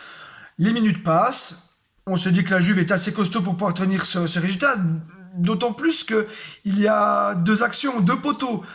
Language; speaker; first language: French; native; French